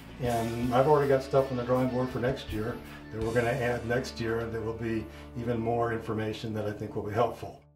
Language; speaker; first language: English; native; English